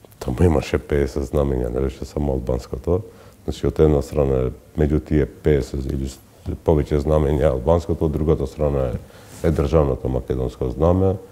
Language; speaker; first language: Macedonian; non-native, local second language; Albanian